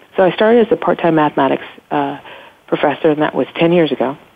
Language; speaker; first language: English; native; English